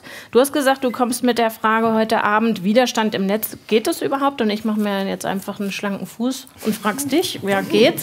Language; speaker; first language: German; native; German